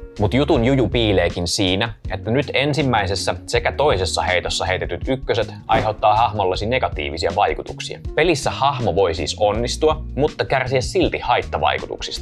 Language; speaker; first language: Finnish; native; Finnish